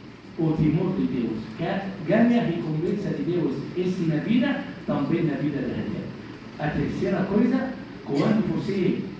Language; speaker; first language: Portuguese; non-native, learner; Arabic